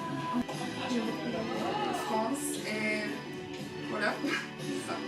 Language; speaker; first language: French; non-native, learner; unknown